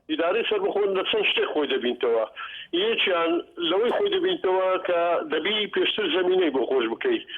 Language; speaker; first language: Central Kurdish; non-native, local second language; Kurdish